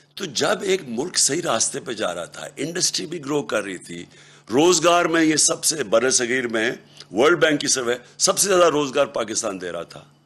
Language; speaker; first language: Urdu; native; Urdu